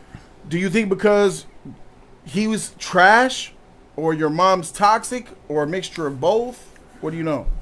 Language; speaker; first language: English; native; English